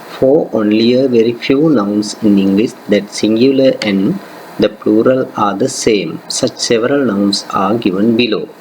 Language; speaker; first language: English; non-native, local second language; Sinhala